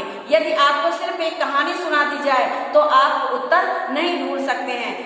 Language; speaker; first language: Hindi; native; Hindi